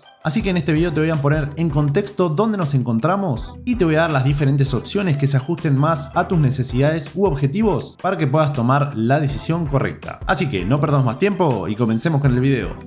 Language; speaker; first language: Spanish; native; Spanish